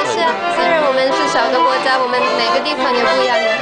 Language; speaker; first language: Chinese; non-native, fluent; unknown